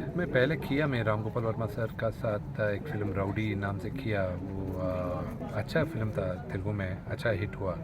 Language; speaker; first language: Hindi; non-native, learner; Telugu